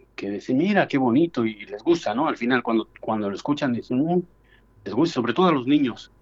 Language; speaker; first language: Spanish; native; Spanish